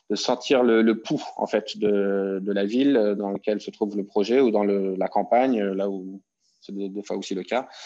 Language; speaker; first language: French; native; French